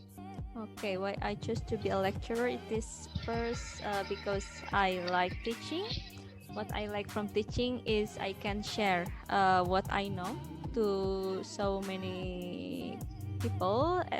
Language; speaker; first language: English; non-native, fluent; Indonesian